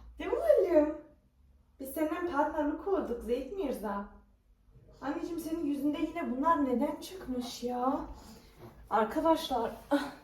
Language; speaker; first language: Turkish; early bilingual, heritage; Turkish